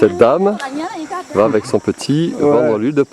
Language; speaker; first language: French; native; French